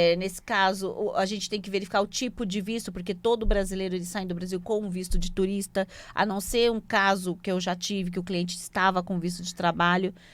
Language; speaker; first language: Portuguese; native; Portuguese